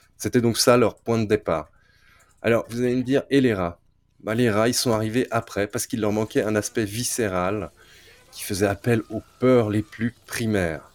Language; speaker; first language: French; native; French